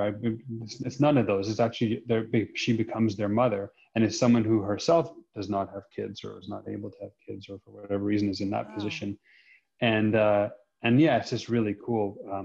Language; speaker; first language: English; native; English